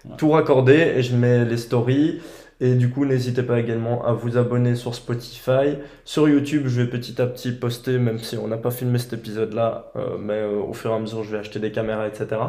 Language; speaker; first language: French; native; French